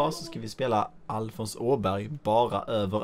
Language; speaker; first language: Swedish; native; Swedish